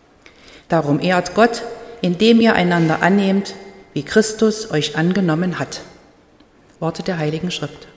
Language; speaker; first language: German; native; German